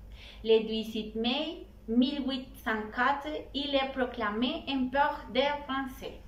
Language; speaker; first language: French; non-native, learner; Spanish